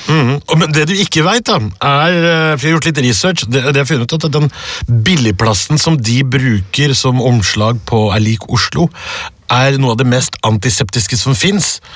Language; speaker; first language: Norwegian; early bilingual, other home language; Urdu